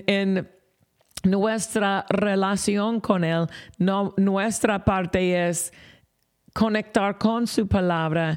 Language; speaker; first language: Spanish; non-native, fluent; English